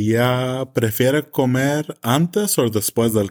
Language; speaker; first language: Spanish; early bilingual, heritage; English